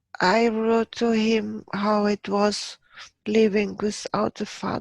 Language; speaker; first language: English; non-native, fluent; German